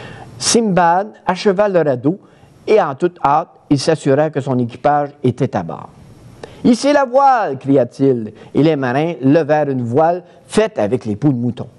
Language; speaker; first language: French; native; French